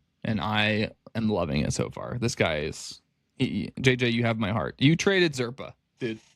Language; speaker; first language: English; native; English